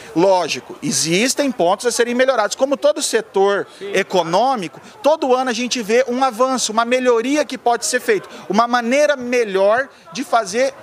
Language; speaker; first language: Portuguese; native; Portuguese